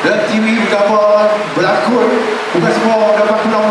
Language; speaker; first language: Malay; native; Malay